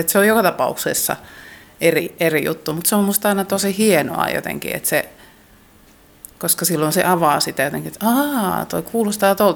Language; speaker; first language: Finnish; native; Finnish